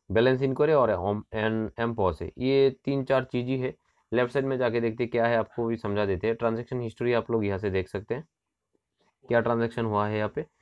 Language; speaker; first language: Hindi; non-native, local second language; Bangla